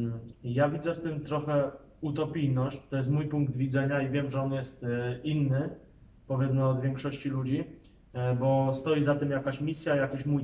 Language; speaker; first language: Polish; native; Polish